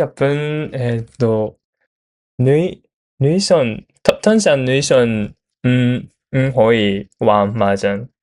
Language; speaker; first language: Cantonese; non-native, learner; Japanese